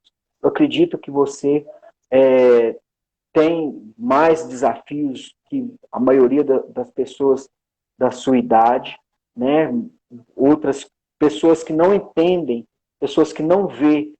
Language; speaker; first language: Portuguese; native; Portuguese